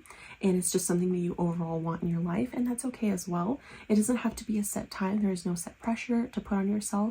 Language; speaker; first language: English; native; English